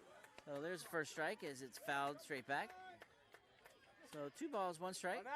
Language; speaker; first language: English; native; English